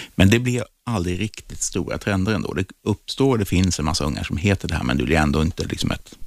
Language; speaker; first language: Swedish; native; Swedish